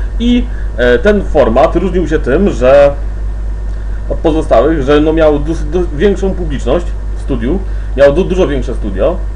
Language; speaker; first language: Polish; native; Polish